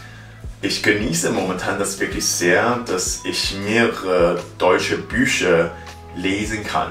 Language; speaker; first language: German; non-native, learner; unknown